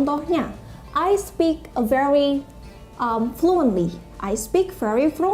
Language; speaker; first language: English; non-native, learner; Indonesian